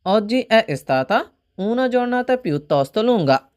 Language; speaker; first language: Italian; non-native, fluent; Bangla